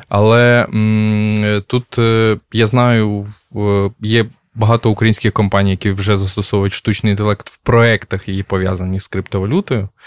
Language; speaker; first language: Ukrainian; native; Ukrainian